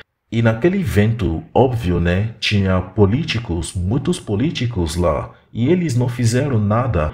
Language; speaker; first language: Portuguese; non-native, fluent; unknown